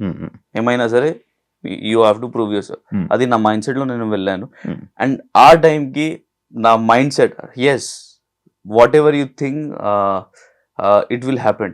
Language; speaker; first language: Telugu; non-native, local second language; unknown